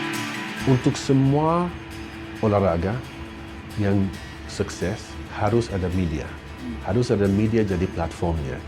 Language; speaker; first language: Indonesian; non-native, fluent; English